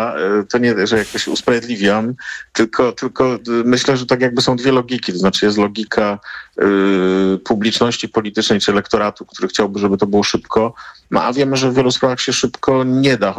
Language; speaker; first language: Polish; native; Polish